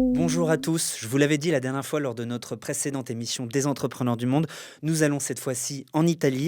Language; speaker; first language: French; native; French